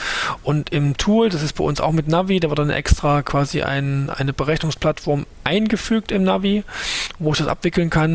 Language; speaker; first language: German; native; German